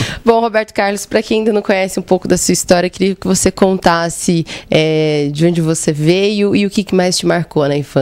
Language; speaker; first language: Portuguese; native; Portuguese